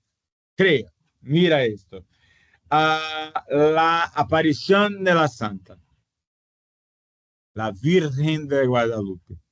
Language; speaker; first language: Spanish; non-native, fluent; Portuguese